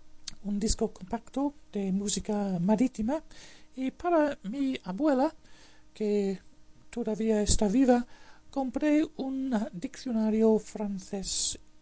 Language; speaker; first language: Spanish; non-native, learner; English